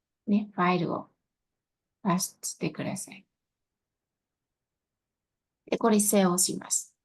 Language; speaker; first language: Japanese; non-native, fluent; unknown